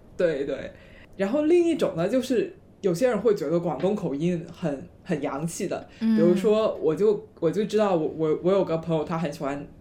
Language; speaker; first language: Chinese; non-native, local second language; Cantonese